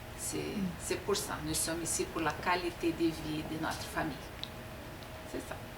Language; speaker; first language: French; non-native, learner; Portuguese